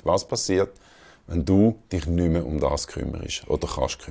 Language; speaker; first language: German; native; German